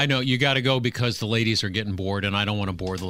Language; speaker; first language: English; native; English